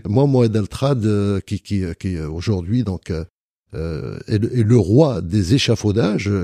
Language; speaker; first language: French; non-native, local second language; Arabic